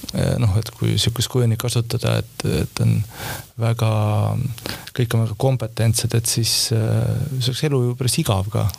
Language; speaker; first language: Estonian; native; Estonian